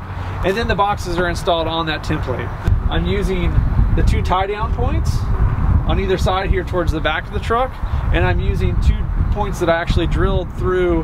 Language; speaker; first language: English; native; English